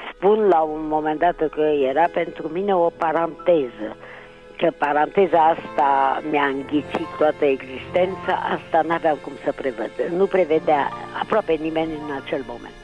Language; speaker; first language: Romanian; native; Romanian